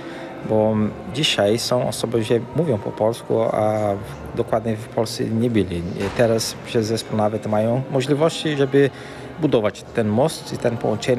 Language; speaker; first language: Polish; early bilingual, heritage; Portuguese